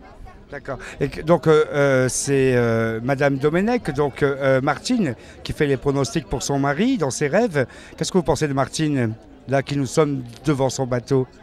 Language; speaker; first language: French; native; French